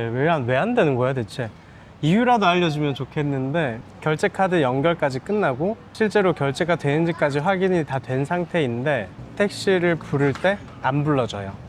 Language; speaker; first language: Korean; native; Korean